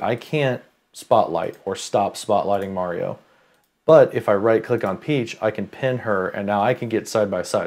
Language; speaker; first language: English; native; English